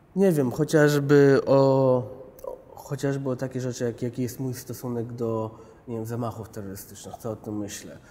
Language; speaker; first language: Polish; early bilingual, other home language; Chechen